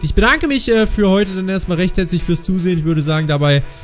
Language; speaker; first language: German; native; German